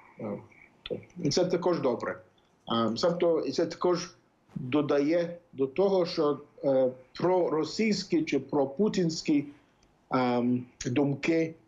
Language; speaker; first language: Ukrainian; early bilingual, heritage; English